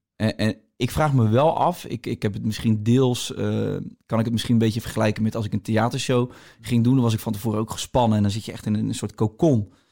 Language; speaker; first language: Dutch; native; Dutch